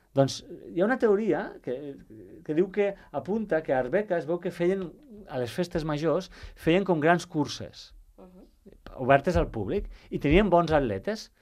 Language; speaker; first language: Catalan; native; Catalan